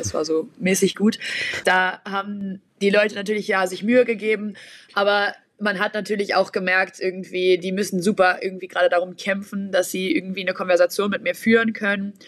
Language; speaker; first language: German; native; German